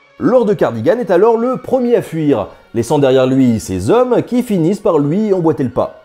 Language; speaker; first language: French; native; French